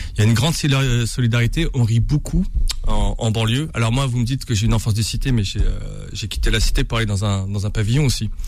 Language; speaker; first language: French; native; French